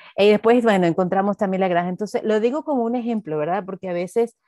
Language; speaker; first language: Spanish; native; Spanish